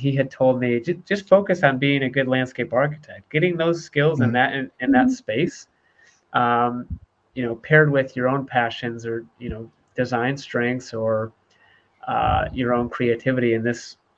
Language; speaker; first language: English; native; English